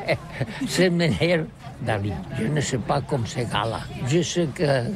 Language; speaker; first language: French; non-native, learner; Catalan